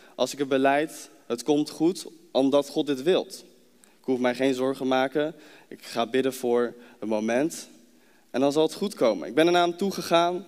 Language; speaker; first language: Dutch; native; Dutch